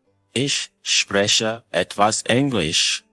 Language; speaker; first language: German; non-native, fluent; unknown